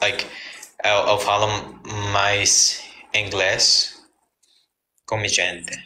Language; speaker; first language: Portuguese; non-native, learner; Spanish